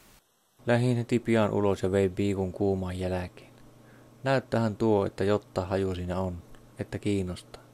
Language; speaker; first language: Finnish; native; Finnish